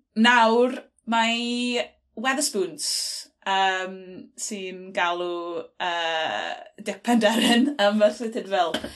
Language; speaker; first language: Welsh; non-native, local second language; English